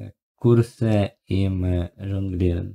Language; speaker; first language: German; non-native, learner; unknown